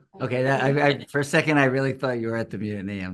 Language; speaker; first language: English; native; English